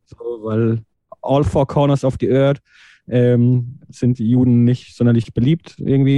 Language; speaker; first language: German; native; German